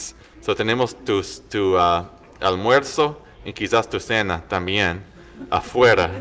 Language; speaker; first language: Spanish; non-native, learner; English